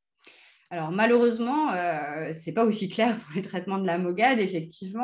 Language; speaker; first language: French; native; French